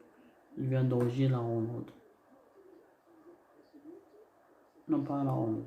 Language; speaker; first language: French; non-native, learner; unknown